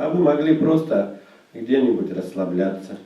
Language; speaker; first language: Russian; native; Russian